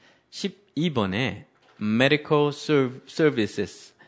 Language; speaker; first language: English; non-native, fluent; Korean